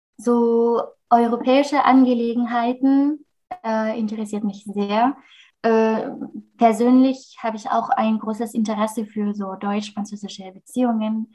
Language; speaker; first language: German; non-native, fluent; French